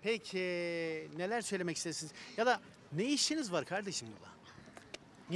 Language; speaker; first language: Turkish; native; Turkish